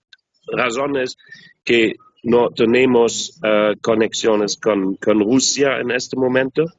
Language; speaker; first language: Spanish; non-native, learner; German